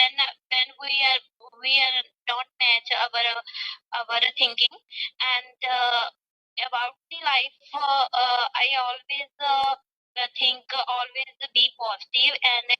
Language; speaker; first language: English; non-native, learner; Punjabi